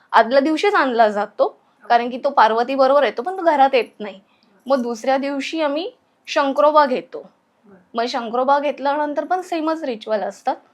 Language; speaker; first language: Marathi; native; Marathi